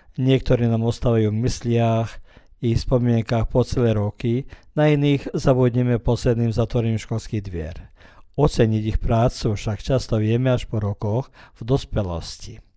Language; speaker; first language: Slovak; early bilingual, heritage; Slovak